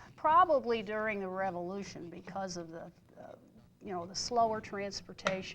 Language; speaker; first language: English; native; English